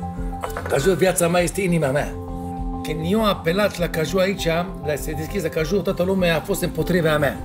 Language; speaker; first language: Romanian; non-native, fluent; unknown